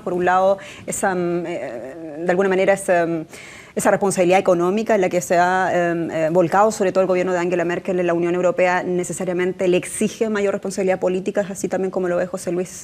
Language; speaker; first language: Spanish; native; Spanish